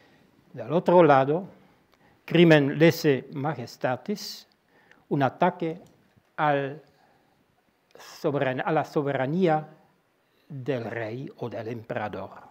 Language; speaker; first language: Spanish; non-native, fluent; Dutch